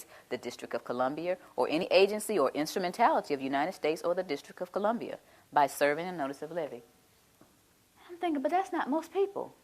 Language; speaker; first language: English; native; English